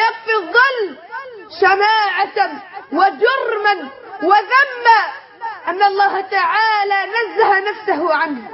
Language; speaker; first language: Arabic; native; Arabic